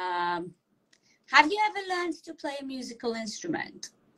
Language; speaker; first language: English; non-native, fluent; Persian